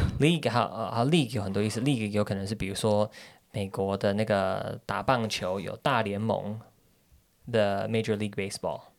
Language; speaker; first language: Chinese; native; Chinese